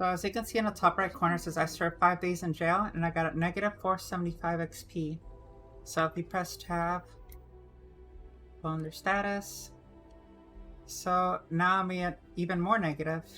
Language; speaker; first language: English; native; English